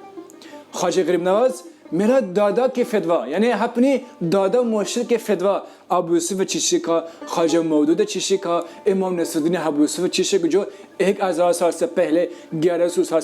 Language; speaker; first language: Urdu; non-native, fluent; Persian